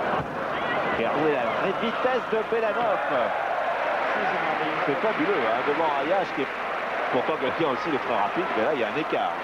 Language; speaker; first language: French; native; French